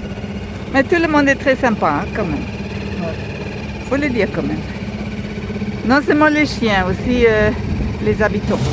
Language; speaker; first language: French; non-native, fluent; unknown